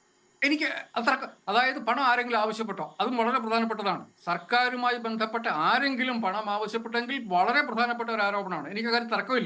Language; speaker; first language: Malayalam; native; Malayalam